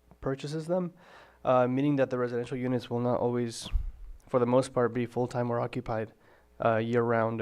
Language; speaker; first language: English; native; English